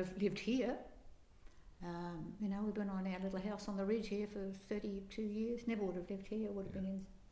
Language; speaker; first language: English; native; English